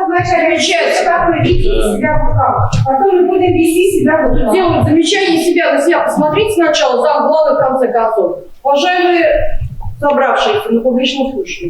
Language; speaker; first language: Russian; native; Russian